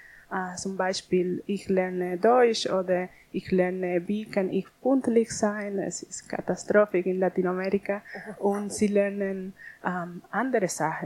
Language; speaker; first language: German; non-native, learner; Spanish